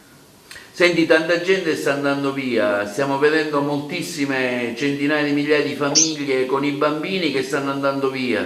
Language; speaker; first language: Italian; native; Italian